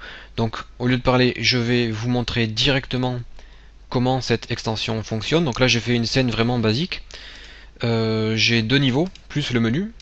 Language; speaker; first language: French; native; French